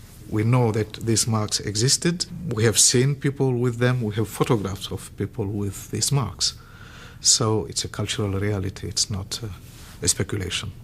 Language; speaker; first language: English; non-native, fluent; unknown